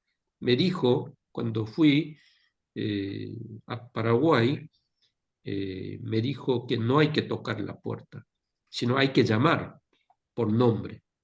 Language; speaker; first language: Spanish; non-native, fluent; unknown